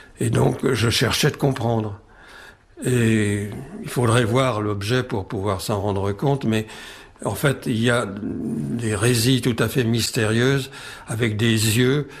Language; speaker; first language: French; non-native, fluent; Czech